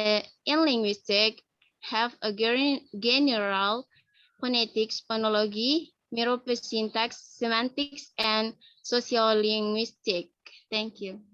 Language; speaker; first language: English; non-native, learner; Indonesian